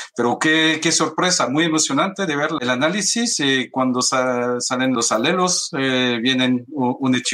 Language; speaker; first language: Spanish; non-native, fluent; French